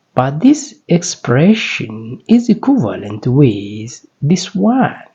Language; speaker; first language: English; non-native, local second language; Amharic